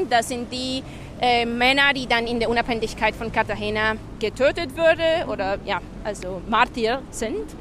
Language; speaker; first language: German; non-native, fluent; Spanish